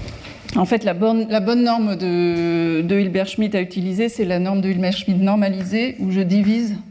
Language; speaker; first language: French; native; French